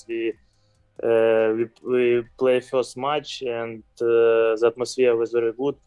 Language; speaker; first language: English; non-native, fluent; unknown